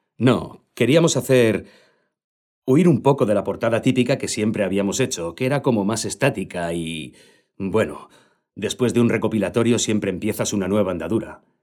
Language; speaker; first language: Spanish; non-native, local second language; Catalan